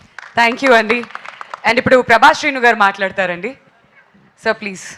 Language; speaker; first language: Telugu; native; Telugu